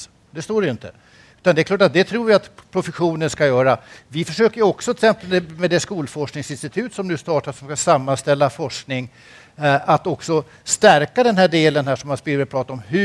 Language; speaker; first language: Swedish; native; Swedish